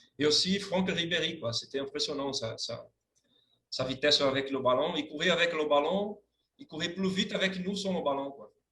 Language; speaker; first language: French; non-native, fluent; Portuguese